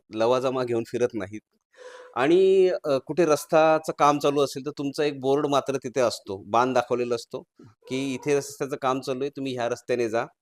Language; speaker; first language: Marathi; native; Marathi